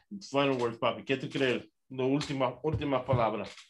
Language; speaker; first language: Spanish; early bilingual, other home language; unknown